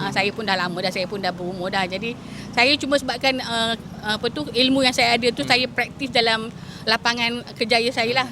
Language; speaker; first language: Malay; native; Malay